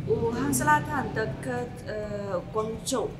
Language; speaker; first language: Indonesian; non-native, learner; Chinese